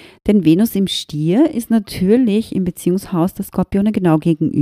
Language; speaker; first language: German; native; German